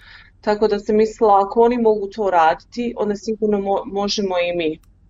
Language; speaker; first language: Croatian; early bilingual, heritage; Croatian